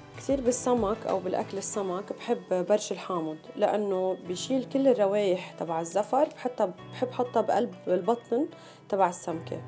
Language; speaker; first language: Arabic; native; Arabic